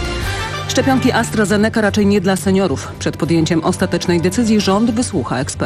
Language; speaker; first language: Polish; native; Polish